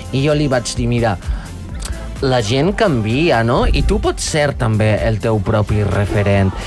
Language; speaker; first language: Catalan; non-native, local second language; Spanish